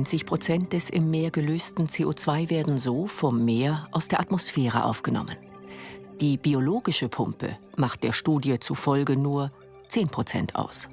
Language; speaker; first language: German; native; German